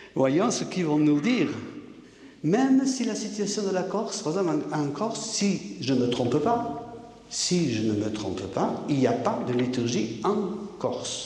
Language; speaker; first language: French; native; French